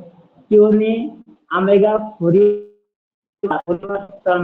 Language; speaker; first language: Japanese; non-native, learner; Bangla